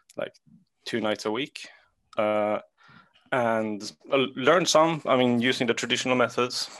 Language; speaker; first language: English; non-native, fluent; Swedish